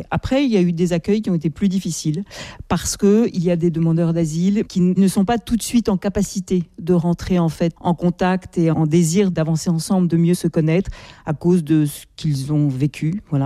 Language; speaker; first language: French; native; French